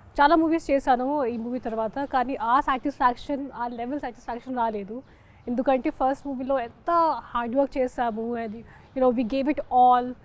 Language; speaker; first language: Telugu; non-native, fluent; Hindi